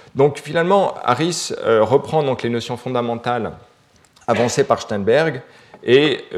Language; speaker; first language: French; native; French